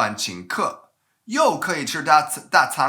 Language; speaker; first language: Chinese; non-native, fluent; English